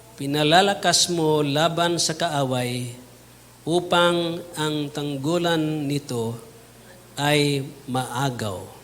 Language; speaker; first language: Filipino; non-native, local second language; Cebuano